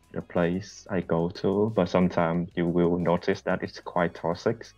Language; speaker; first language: English; non-native, fluent; Vietnamese